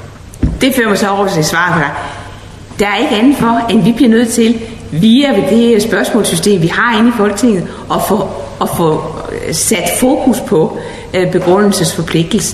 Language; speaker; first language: Danish; native; Danish